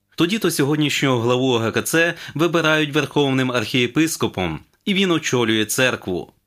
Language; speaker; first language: Ukrainian; native; Ukrainian